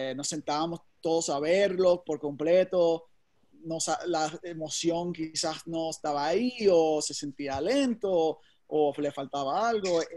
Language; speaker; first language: Spanish; early bilingual, heritage; Spanish